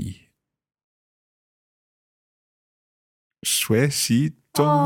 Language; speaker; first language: Chinese; non-native, learner; English